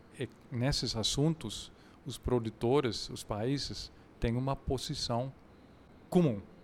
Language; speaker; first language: Portuguese; non-native, fluent; Dutch